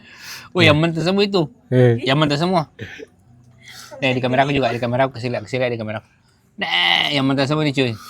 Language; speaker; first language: Malay; native; Malay